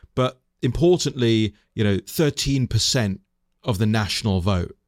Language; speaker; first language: English; native; English